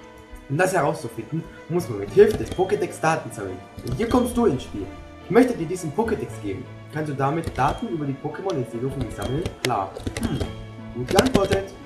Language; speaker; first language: German; native; German